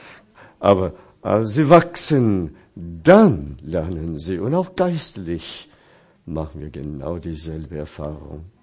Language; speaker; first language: German; non-native, fluent; Chinese